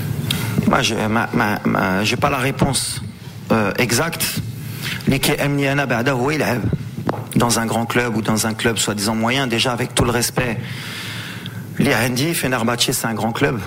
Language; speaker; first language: French; non-native, local second language; Arabic